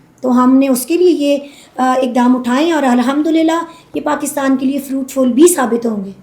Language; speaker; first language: Urdu; non-native, local second language; Northern Hindko